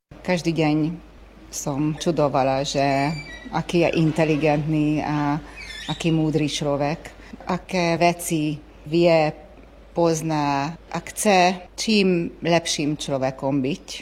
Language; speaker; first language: Slovak; early bilingual, heritage; Slovak